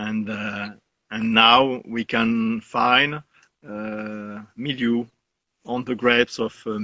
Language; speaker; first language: English; non-native, learner; French